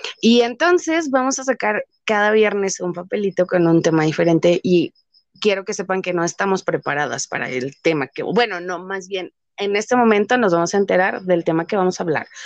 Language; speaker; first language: Spanish; native; Spanish